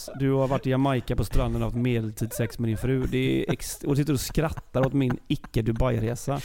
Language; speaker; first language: Swedish; native; Swedish